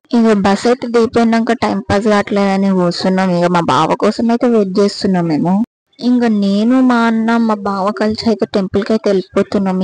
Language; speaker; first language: Telugu; non-native, local second language; Lambadi